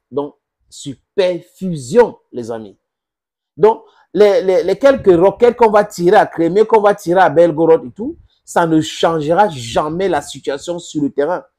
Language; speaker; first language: French; non-native, local second language; English